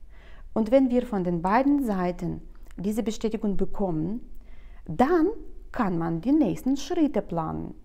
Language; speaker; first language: German; non-native, fluent; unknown